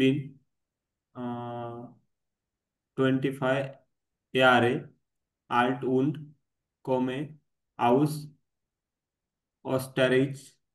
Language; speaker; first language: German; non-native, learner; Marathi